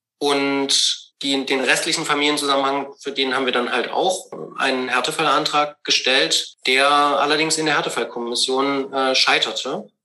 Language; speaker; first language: German; native; German